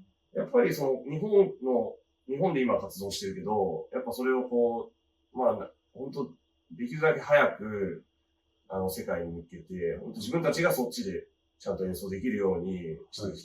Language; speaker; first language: Japanese; native; Japanese